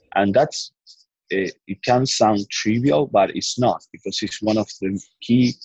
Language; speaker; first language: English; non-native, fluent; Spanish